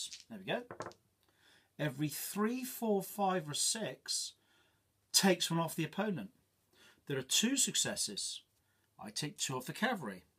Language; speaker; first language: English; native; English